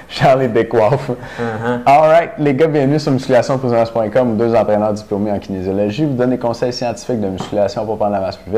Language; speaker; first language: French; native; French